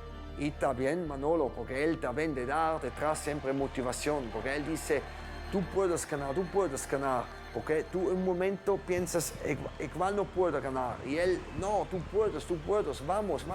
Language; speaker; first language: Spanish; non-native, fluent; German